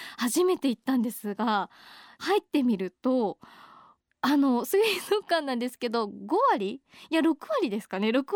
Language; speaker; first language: Japanese; native; Japanese